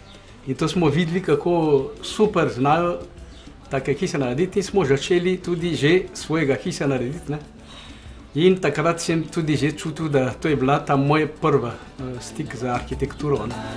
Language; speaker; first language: Slovenian; non-native, learner; Malagasy